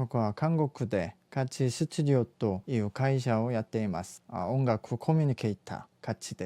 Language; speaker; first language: Japanese; non-native, fluent; Korean